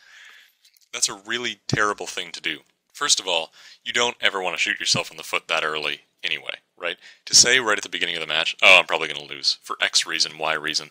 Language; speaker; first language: English; native; English